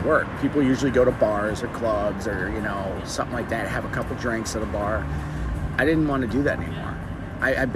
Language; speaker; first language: English; native; English